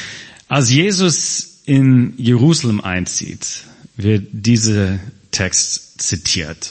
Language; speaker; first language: German; non-native, fluent; English